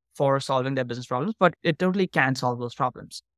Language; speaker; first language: English; non-native, local second language; Hindi